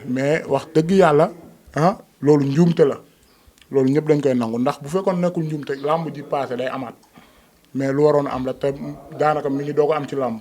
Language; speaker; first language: Wolof; native; Wolof